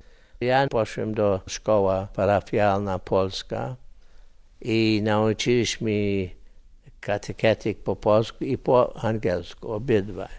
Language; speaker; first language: Polish; early bilingual, heritage; English